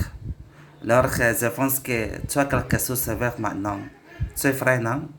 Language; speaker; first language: French; non-native, learner; Indonesian